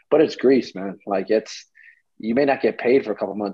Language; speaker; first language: English; early bilingual, other home language; Greek